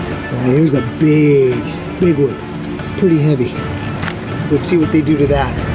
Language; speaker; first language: English; native; English